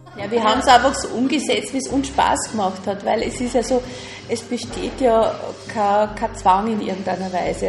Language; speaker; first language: German; native; German